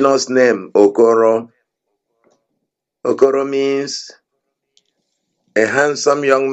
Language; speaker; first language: English; non-native, local second language; Igbo